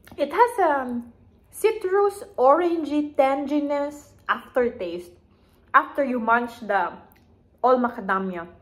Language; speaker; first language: English; non-native, local second language; Hiligaynon